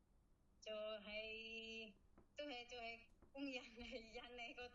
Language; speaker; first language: Cantonese; non-native, learner; Indonesian